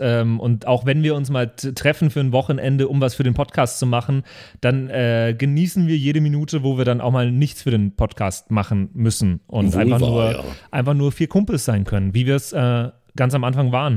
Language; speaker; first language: German; native; German